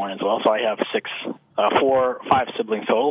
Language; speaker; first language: English; native; English